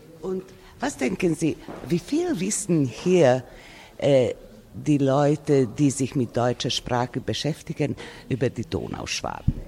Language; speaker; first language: German; non-native, fluent; Serbian